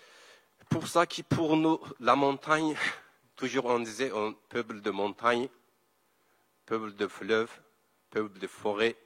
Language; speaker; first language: French; non-native, learner; Kurdish